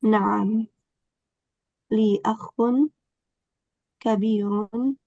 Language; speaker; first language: Arabic; non-native, learner; English